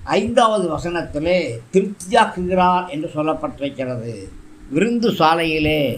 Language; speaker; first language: Tamil; native; Tamil